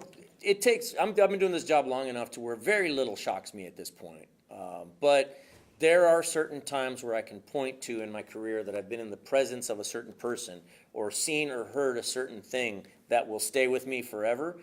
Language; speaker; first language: English; native; English